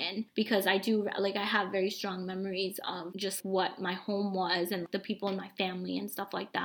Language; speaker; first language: English; early bilingual, other home language; Bangla